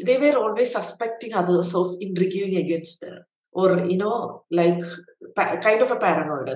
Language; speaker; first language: English; non-native, local second language; Malayalam